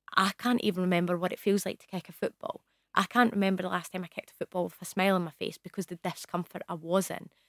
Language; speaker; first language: English; native; English